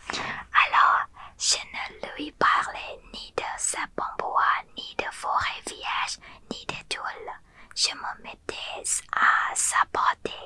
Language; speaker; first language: French; non-native, learner; Thai